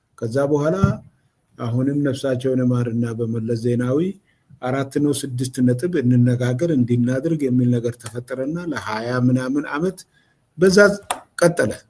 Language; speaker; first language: Amharic; non-native, local second language; Oromo